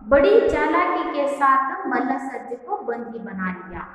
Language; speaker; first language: Hindi; non-native, local second language; Kannada